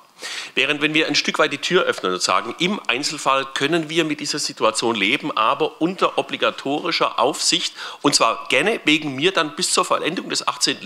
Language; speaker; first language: German; native; German